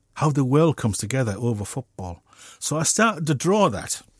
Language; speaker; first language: English; native; English